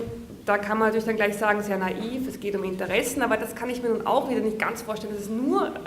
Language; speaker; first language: German; native; German